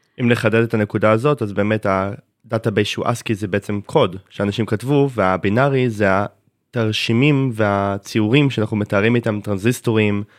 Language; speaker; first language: Hebrew; native; Hebrew